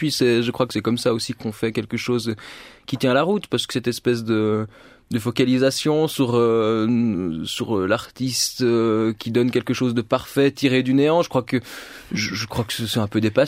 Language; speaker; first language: French; native; French